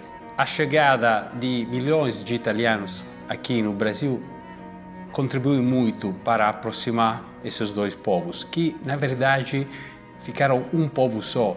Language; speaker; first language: Portuguese; non-native, fluent; Italian